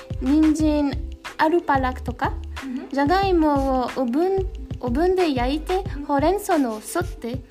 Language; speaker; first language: Japanese; non-native, learner; French